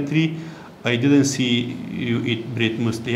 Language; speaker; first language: English; non-native, learner; Persian